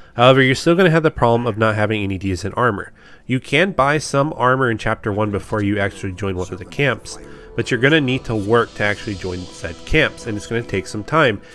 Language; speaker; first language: English; native; English